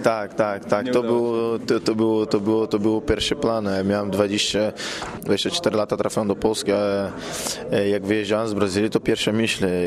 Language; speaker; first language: Polish; non-native, fluent; Portuguese